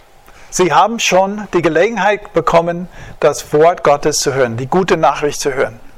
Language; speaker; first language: German; non-native, fluent; English